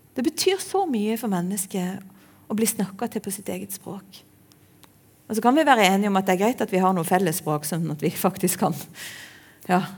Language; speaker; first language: Norwegian; native; Norwegian